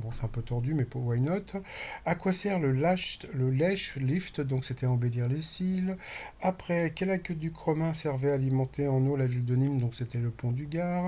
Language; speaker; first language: French; native; French